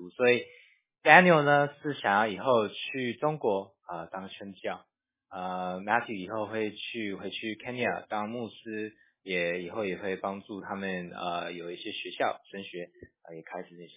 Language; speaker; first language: Chinese; early bilingual, heritage; English